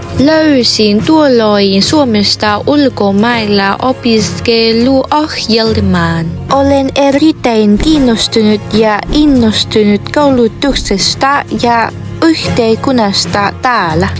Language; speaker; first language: Finnish; non-native, learner; Vietnamese